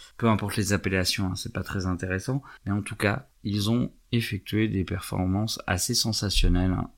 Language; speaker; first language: French; native; French